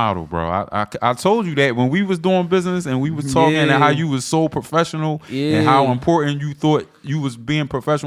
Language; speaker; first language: English; native; English